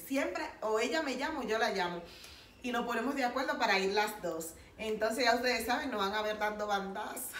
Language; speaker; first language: Spanish; native; Spanish